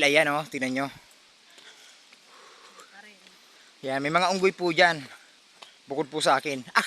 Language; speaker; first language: Filipino; non-native, local second language; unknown